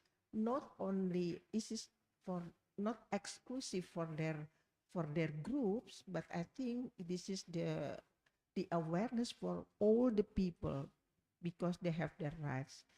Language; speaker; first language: English; non-native, learner; Indonesian